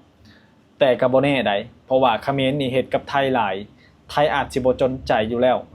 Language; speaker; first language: Thai; non-native, local second language; Lao